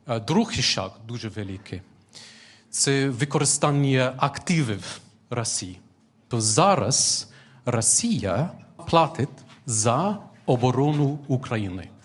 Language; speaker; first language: Ukrainian; non-native, fluent; English